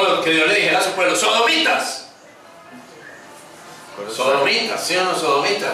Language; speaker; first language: Spanish; native; Spanish